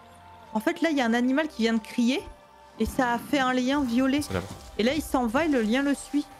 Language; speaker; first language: French; native; French